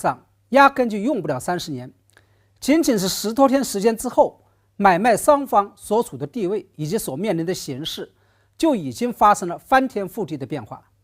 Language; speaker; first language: Chinese; native; Chinese